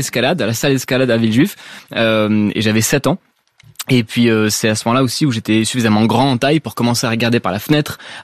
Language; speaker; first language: French; native; French